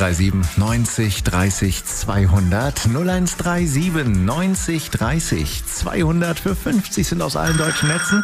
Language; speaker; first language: German; native; German